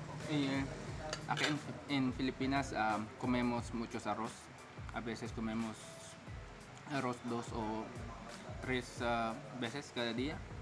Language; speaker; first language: Spanish; non-native, learner; Filipino